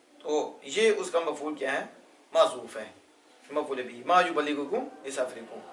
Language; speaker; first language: Urdu; non-native, local second language; Punjabi